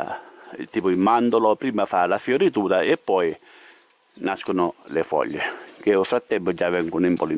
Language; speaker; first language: Italian; native; Italian